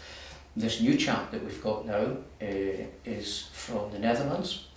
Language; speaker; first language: English; native; English